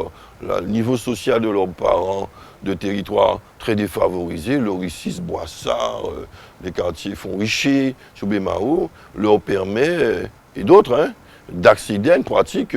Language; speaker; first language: French; native; French